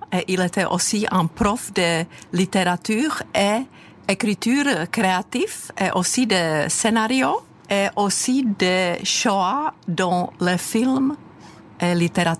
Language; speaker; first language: French; non-native, fluent; Czech